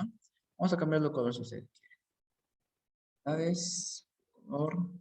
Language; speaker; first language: Spanish; native; Spanish